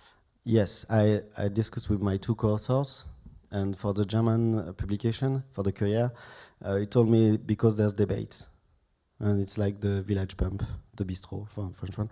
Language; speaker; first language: English; non-native, fluent; French